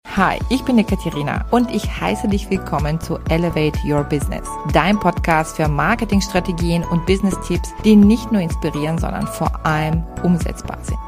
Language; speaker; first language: German; non-native, fluent; Bulgarian